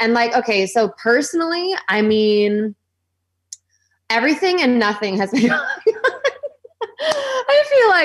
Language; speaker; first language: English; native; English